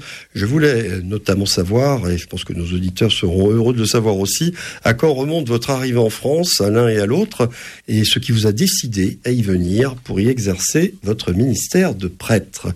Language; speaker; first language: French; native; French